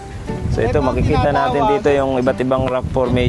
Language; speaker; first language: Filipino; native; Filipino